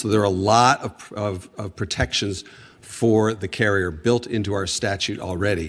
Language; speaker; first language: English; native; English